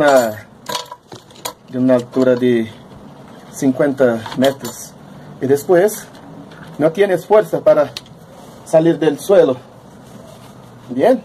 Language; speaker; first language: Spanish; non-native, learner; Portuguese